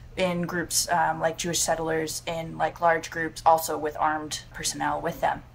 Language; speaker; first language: English; native; English